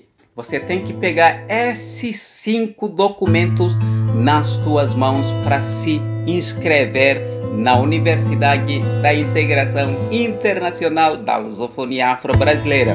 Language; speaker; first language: Portuguese; non-native, local second language; Upper Guinea Crioulo